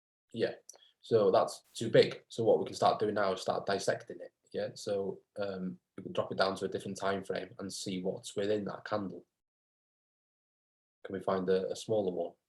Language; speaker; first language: English; native; English